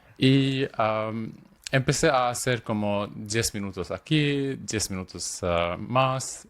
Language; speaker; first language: Spanish; non-native, fluent; Arabic